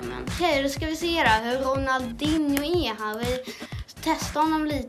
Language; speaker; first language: Swedish; native; Swedish